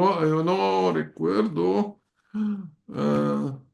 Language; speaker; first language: Spanish; non-native, learner; Hungarian